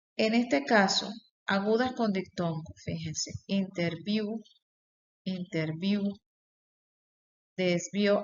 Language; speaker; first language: Spanish; native; Spanish